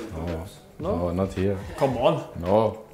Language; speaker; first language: English; non-native, learner; Dutch